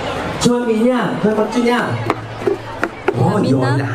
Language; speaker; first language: Vietnamese; non-native, learner; Japanese